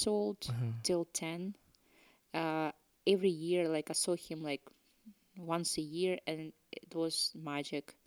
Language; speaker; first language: English; non-native, fluent; Ukrainian